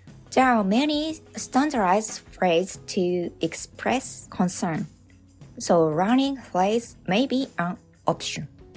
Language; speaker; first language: English; non-native, fluent; Japanese